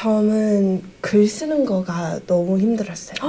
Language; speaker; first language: Korean; early bilingual, heritage; Korean